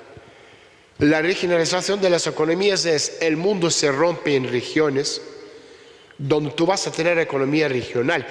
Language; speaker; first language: Spanish; non-native, fluent; Russian